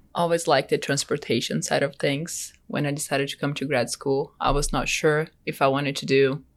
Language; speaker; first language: English; non-native, fluent; Portuguese